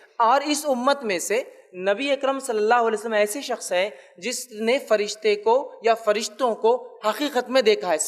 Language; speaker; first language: Urdu; native; Urdu